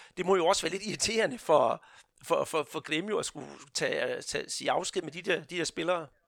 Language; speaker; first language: Danish; non-native, fluent; Portuguese